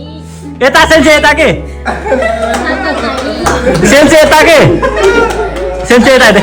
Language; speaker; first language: Japanese; non-native, learner; Nepali